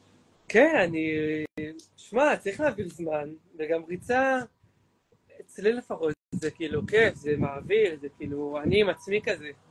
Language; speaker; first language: Hebrew; native; Hebrew